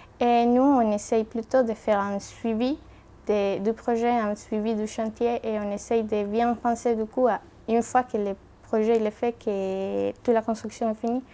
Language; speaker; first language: French; non-native, fluent; Spanish